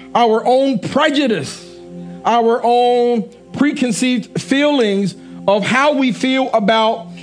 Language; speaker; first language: English; native; English